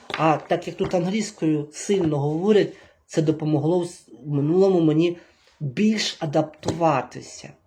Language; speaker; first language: Ukrainian; native; Ukrainian